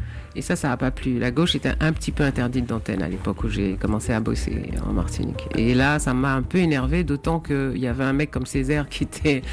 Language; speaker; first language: French; native; French